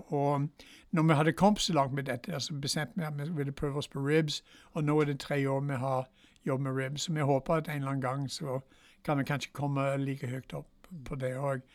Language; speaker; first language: Norwegian; non-native, fluent; English